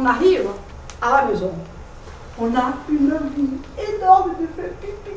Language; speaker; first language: French; non-native, fluent; Portuguese